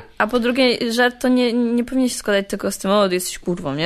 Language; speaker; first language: Polish; native; Polish